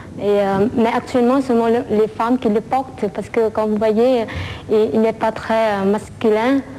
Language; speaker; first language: French; non-native, fluent; Vietnamese